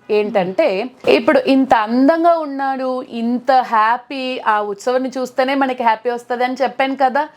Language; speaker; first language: Telugu; non-native, local second language; Tamil